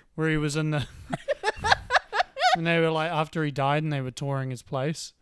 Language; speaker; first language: English; native; English